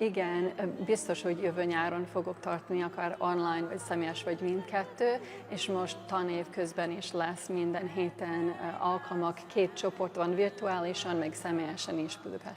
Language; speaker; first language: Hungarian; early bilingual, heritage; English